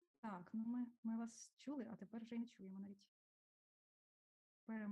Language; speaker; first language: Ukrainian; native; Ukrainian